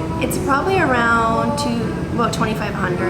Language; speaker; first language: English; native; English